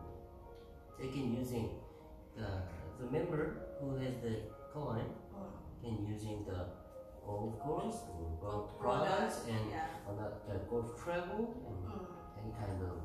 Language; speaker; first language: English; non-native, learner; Korean